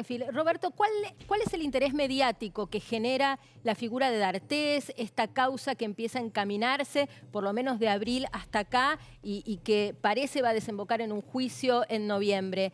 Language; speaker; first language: Spanish; native; Spanish